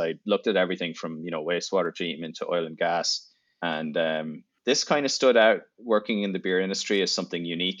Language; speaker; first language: English; native; English